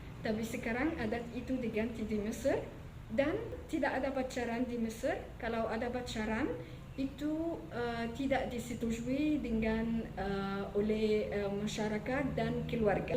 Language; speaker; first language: Indonesian; non-native, fluent; Arabic